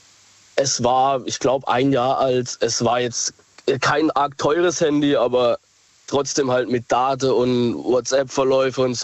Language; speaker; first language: German; native; German